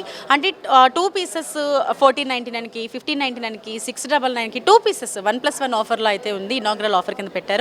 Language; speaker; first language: Telugu; native; Telugu